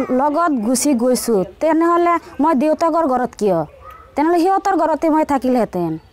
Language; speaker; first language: Assamese; native; Assamese